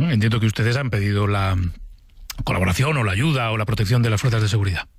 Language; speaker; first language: Spanish; native; Spanish